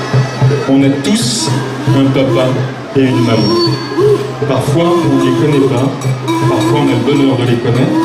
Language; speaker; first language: French; native; French